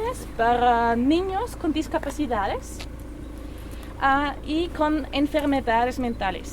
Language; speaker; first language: Spanish; non-native, learner; German